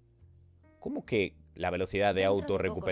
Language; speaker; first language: Spanish; native; Spanish